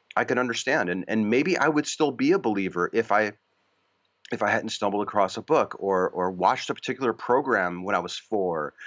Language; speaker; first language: English; native; English